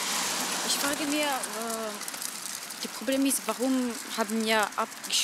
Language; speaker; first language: German; non-native, learner; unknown